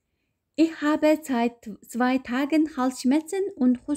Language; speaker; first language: German; non-native, fluent; Uyghur